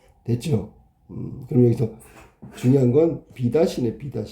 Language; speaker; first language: Korean; native; Korean